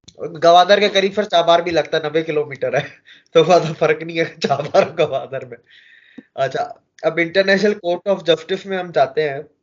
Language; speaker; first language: Hindi; native; Hindi